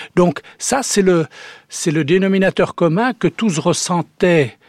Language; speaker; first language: French; early bilingual, heritage; Czech